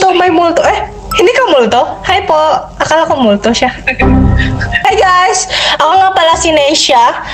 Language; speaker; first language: Filipino; non-native, learner; Indonesian